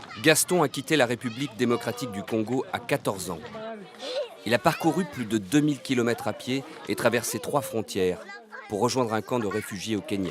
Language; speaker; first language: French; native; French